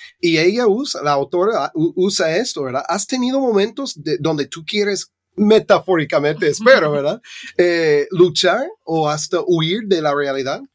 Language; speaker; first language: Spanish; non-native, fluent; English